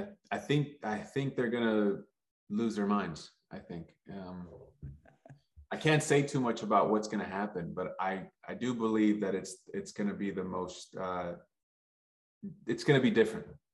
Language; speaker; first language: English; early bilingual, other home language; Spanish